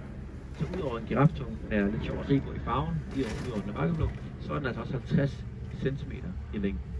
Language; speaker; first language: Danish; native; Danish